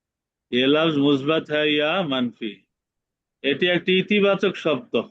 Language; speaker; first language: Hindi; non-native, fluent; Bangla